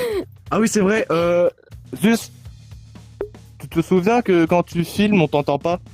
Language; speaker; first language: French; native; French